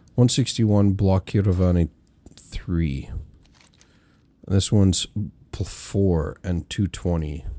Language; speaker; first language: English; native; English